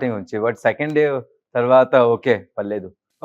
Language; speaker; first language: Telugu; non-native, learner; Hindi